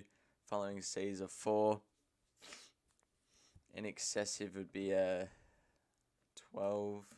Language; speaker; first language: English; native; English